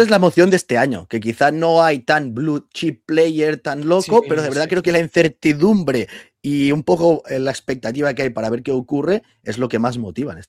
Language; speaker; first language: Spanish; native; Spanish